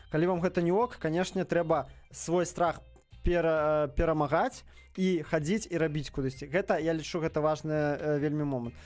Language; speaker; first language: Belarusian; native; Belarusian